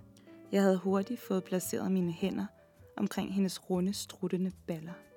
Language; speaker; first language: Danish; native; Danish